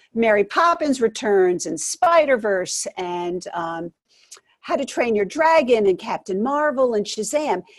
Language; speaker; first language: English; native; English